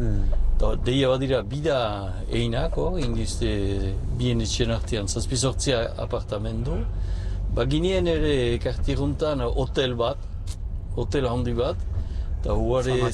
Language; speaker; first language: Basque; native; Basque